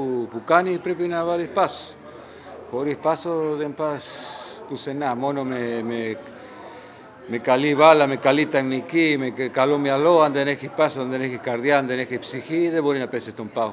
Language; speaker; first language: Greek; non-native, fluent; Spanish